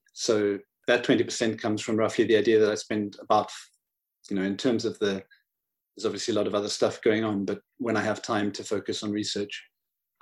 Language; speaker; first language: English; native; English